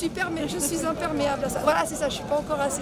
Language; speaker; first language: French; native; French